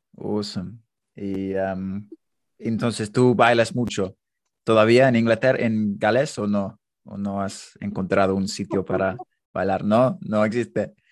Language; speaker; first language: Spanish; non-native, fluent; English